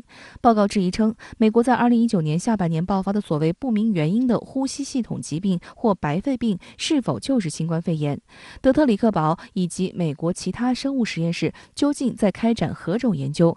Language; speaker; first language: Chinese; native; Chinese